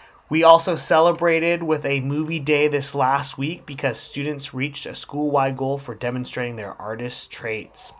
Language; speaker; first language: English; early bilingual, other home language; Spanish